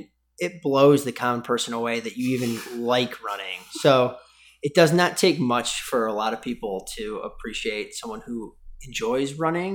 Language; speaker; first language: English; native; English